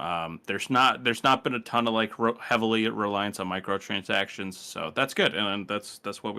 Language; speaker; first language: English; native; English